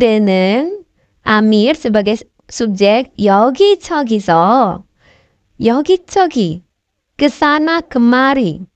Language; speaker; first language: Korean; non-native, fluent; Indonesian